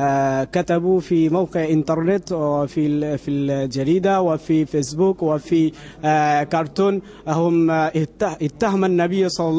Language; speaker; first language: Arabic; non-native, learner; Bangla